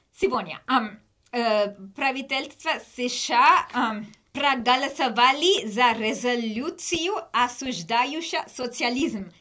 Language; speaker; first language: Russian; non-native, learner; English